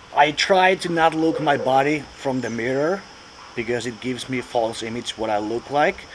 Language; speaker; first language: English; non-native, fluent; Finnish